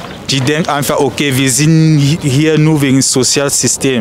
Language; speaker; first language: German; non-native, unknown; French